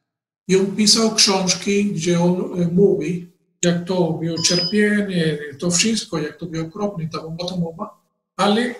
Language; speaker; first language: Polish; non-native, learner; Spanish